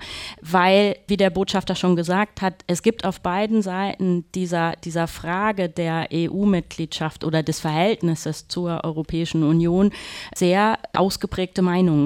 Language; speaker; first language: German; native; German